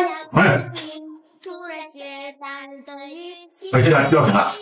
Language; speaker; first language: Chinese; native; Chinese